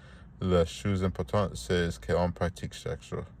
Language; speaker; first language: French; non-native, learner; Spanish